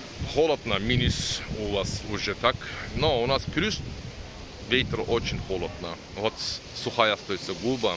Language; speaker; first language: Russian; non-native, learner; Turkish